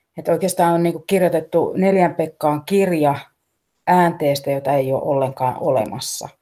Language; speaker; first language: Finnish; native; Finnish